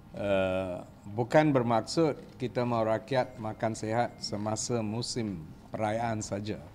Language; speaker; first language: Malay; non-native, local second language; Tamil